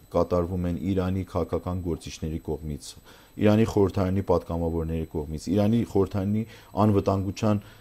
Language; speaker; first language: Armenian; native; Armenian